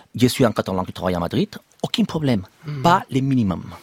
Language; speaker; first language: French; non-native, fluent; Spanish